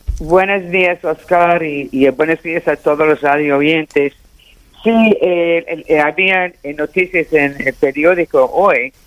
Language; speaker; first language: Spanish; early bilingual, heritage; Spanish